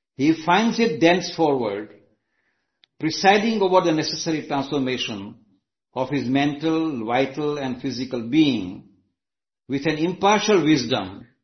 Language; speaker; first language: English; non-native, local second language; Gujarati